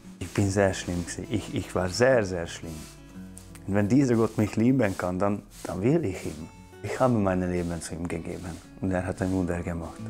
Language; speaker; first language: German; non-native, fluent; Hungarian